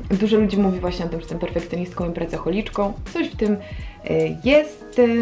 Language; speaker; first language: Polish; native; Polish